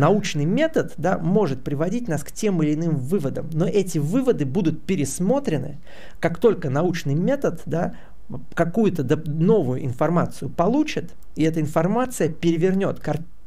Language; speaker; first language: Russian; native; Russian